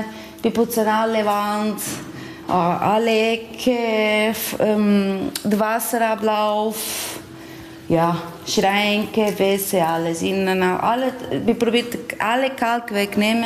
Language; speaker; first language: German; non-native, learner; Portuguese